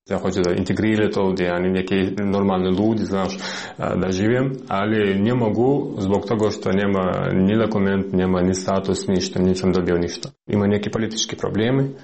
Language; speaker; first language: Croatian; non-native, learner; Chechen